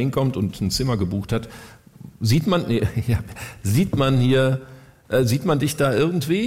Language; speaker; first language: German; native; German